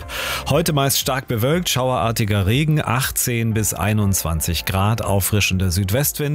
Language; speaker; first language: German; native; German